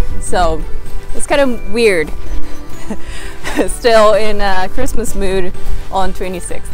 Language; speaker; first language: English; non-native, fluent; Japanese